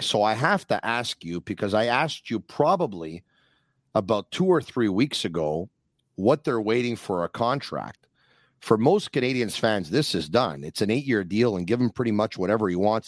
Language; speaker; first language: English; native; English